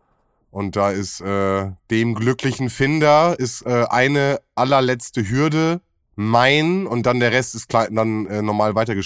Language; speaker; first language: German; native; German